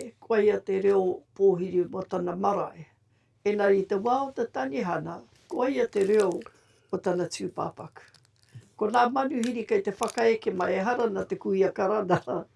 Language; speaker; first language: Māori; native; Māori